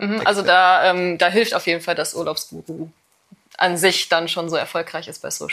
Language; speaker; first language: German; native; German